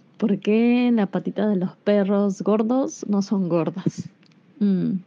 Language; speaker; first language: Spanish; native; Spanish